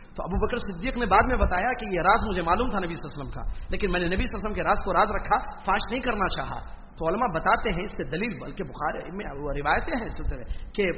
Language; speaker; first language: Urdu; native; Urdu